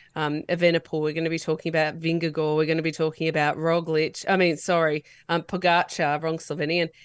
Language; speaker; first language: English; native; English